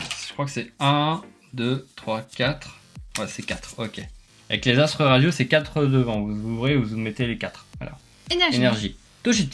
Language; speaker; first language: French; native; French